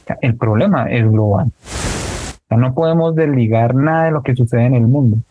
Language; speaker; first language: Spanish; native; Spanish